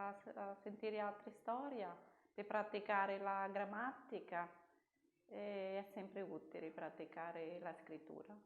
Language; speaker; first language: Italian; non-native, learner; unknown